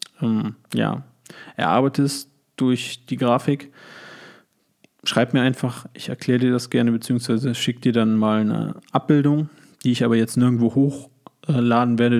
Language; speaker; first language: German; native; German